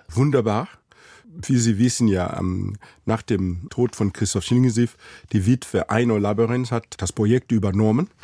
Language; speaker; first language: German; non-native, fluent; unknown